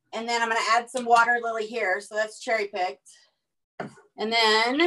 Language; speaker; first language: English; native; English